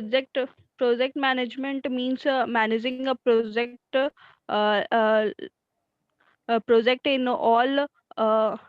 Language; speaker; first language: English; non-native, learner; Hindi